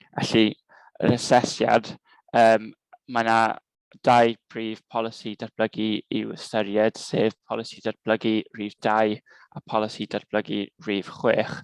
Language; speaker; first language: Welsh; native; Welsh